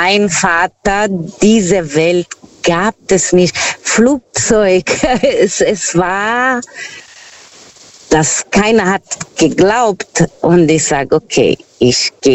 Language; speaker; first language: German; non-native, fluent; Portuguese